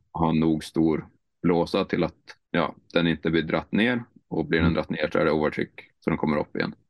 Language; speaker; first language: Swedish; native; Swedish